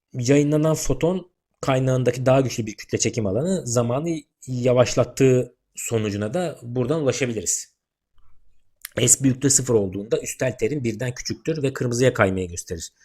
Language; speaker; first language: Turkish; native; Turkish